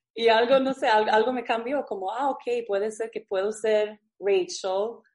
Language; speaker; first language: Spanish; non-native, learner; Swedish